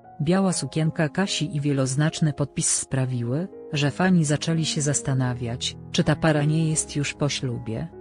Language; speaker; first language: Polish; native; Polish